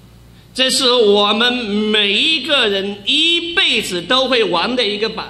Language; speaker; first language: Chinese; native; Chinese